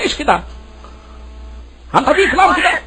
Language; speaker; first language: Arabic; non-native, learner; Urdu